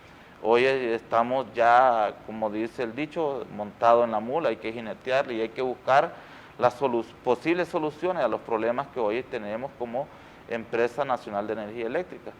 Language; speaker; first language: Spanish; native; Spanish